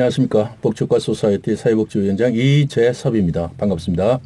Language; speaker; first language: Korean; native; Korean